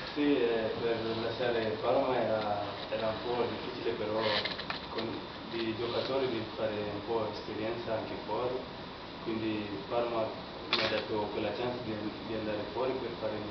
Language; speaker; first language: Italian; non-native, learner; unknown